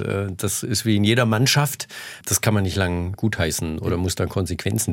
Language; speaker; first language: German; native; German